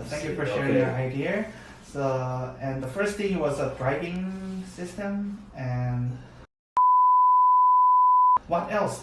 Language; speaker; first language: English; non-native, learner; Korean